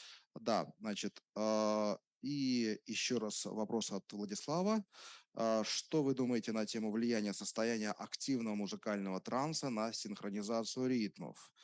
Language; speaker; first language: Russian; native; Russian